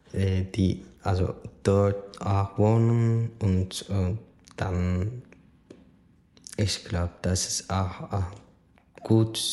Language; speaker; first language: German; non-native, fluent; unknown